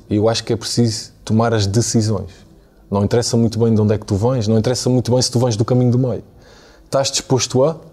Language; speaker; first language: Portuguese; native; Portuguese